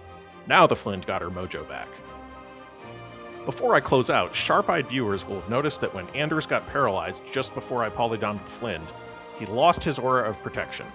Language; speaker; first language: English; native; English